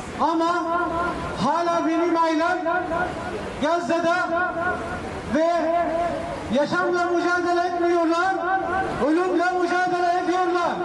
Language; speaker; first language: Turkish; non-native, learner; Arabic